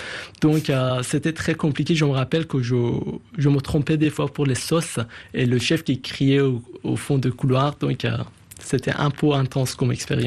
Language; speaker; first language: French; non-native, fluent; Persian